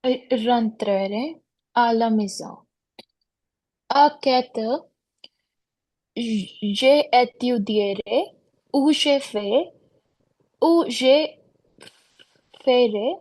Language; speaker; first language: French; non-native, learner; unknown